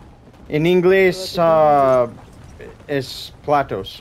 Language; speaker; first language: Spanish; non-native, learner; English